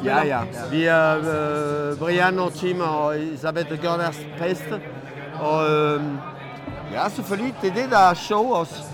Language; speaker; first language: Danish; non-native, fluent; French